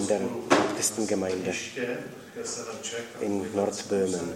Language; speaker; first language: German; non-native, fluent; Czech